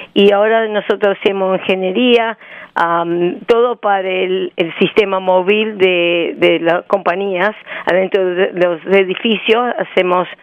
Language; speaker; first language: Spanish; native; Spanish